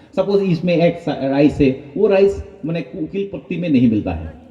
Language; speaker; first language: Hindi; non-native, local second language; Bangla